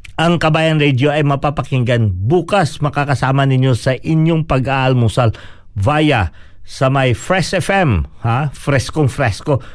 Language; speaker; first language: Filipino; non-native, local second language; Cebuano